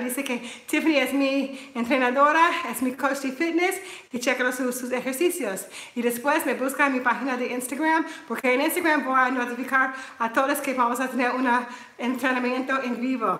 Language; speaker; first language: Spanish; non-native, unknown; English